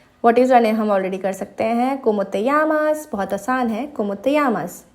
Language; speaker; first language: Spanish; non-native, fluent; Hindi